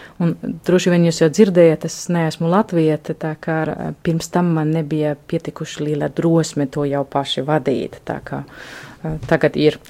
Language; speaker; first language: Latvian; non-native, fluent; German